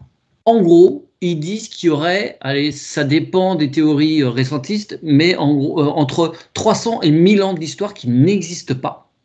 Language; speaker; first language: French; native; French